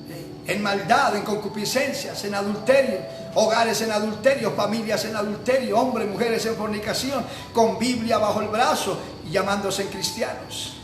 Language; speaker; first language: Spanish; native; Spanish